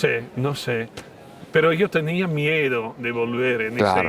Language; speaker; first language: Spanish; non-native, fluent; French